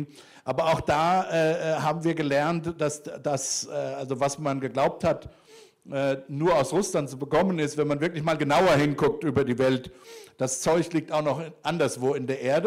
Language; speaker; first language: German; native; German